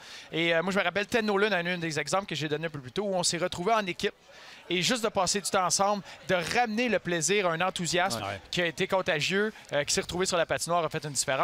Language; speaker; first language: French; native; French